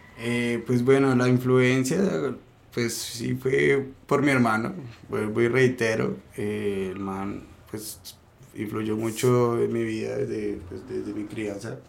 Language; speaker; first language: Spanish; native; Spanish